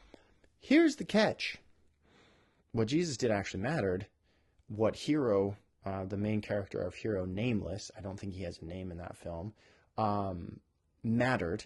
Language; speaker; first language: English; native; English